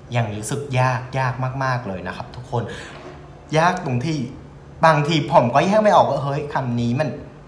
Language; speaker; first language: Thai; non-native, fluent; Vietnamese